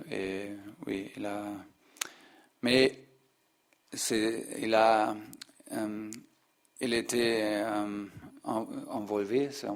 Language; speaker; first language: French; non-native, learner; German